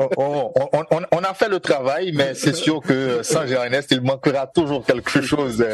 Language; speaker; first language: French; non-native, local second language; Haitian Creole